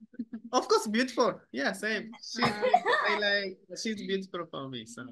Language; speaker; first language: English; non-native, learner; Japanese